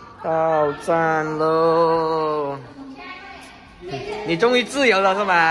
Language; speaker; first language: Chinese; native; Chinese